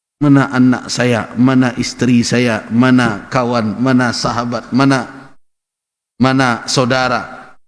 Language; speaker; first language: Malay; non-native, local second language; Minangkabau